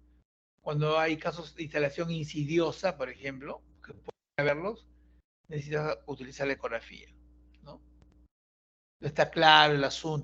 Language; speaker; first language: Spanish; native; Spanish